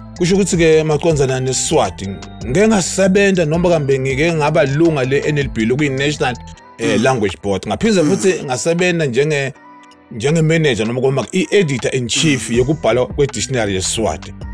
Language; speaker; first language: Zulu; non-native, local second language; Swati